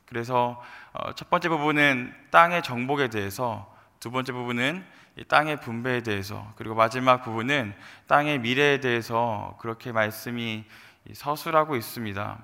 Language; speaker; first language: Korean; native; Korean